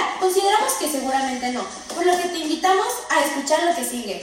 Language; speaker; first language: Spanish; native; Spanish